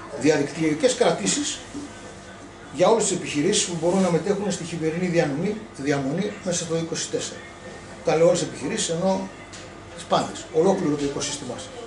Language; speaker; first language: Greek; early bilingual, heritage; Greek